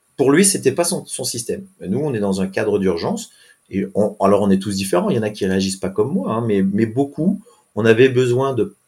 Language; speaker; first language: French; native; French